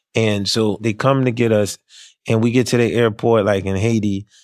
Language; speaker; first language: English; early bilingual, other home language; Haitian Creole